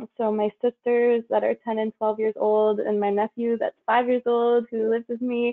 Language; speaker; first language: English; native; English